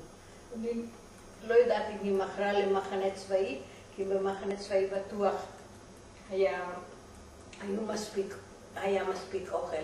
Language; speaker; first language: Hebrew; non-native, fluent; German